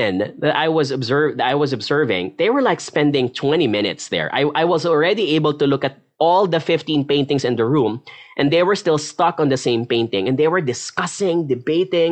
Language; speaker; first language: English; non-native, local second language; Filipino